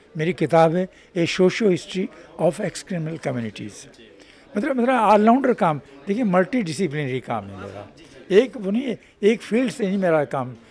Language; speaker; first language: Hindi; native; Hindi